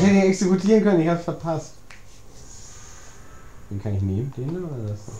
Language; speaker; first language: German; native; German